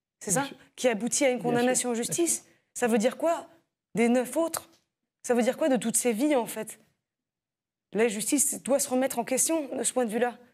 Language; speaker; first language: French; native; French